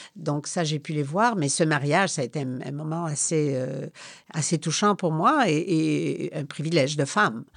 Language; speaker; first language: French; non-native, fluent; Polish